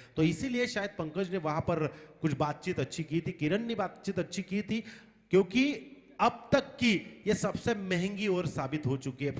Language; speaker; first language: Hindi; non-native, local second language; Marathi